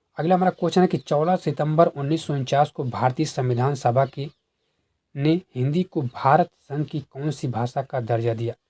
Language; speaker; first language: Hindi; native; Hindi